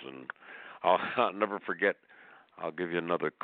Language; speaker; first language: English; native; English